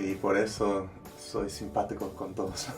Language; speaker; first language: Spanish; non-native, learner; English